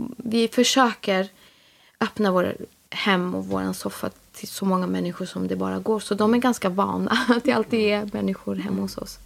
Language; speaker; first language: Swedish; early bilingual, other home language; Spanish